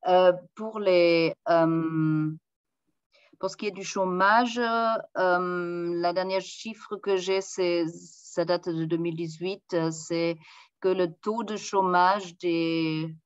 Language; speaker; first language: French; non-native, fluent; German